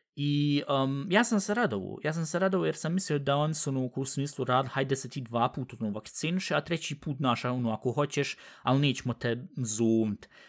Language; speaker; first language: Bosnian; early bilingual, heritage; Bosnian